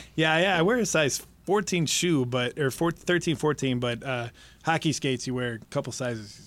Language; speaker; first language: English; native; English